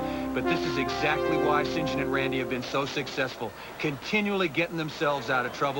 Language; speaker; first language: English; native; English